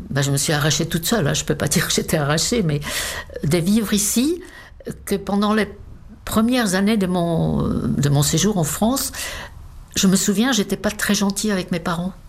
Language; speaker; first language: French; non-native, fluent; Czech